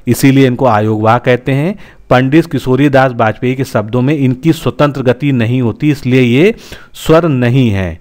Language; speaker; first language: Hindi; native; Hindi